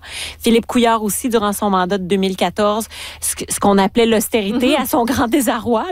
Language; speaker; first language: French; native; French